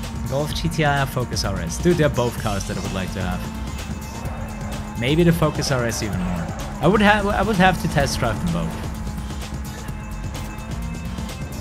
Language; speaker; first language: English; non-native, fluent; German